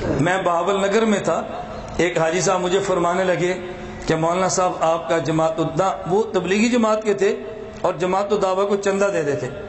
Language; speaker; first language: Urdu; non-native, local second language; Punjabi